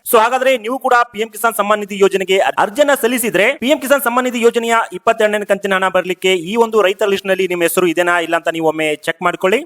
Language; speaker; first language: Kannada; native; Kannada